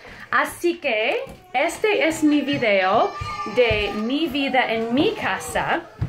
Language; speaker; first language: Spanish; non-native, fluent; English